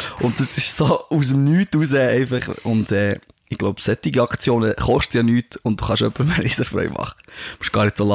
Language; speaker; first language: German; native; German